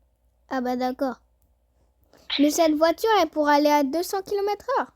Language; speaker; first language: French; native; French